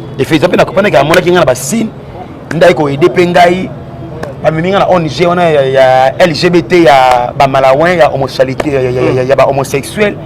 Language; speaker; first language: Lingala; non-native, local second language; Mongo